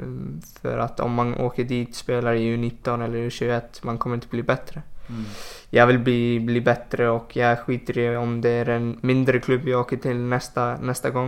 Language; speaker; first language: Swedish; non-native, fluent; Icelandic